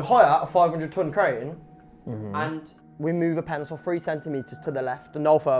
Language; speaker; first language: English; native; English